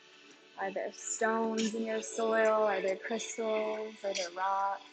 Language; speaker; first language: English; native; English